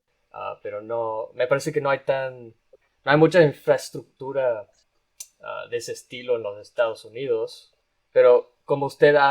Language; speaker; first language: Spanish; non-native, fluent; English